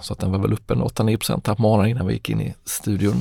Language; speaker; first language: Swedish; native; Swedish